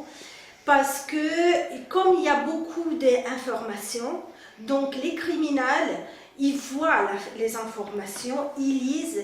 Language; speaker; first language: French; non-native, fluent; Spanish